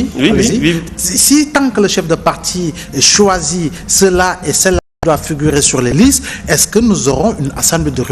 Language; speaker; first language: French; non-native, local second language; Wolof